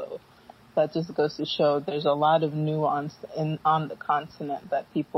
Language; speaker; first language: English; early bilingual, other home language; Akan